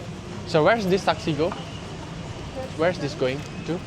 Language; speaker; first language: English; non-native, learner; Indonesian